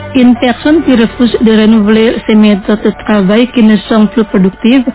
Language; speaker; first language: French; non-native, fluent; Indonesian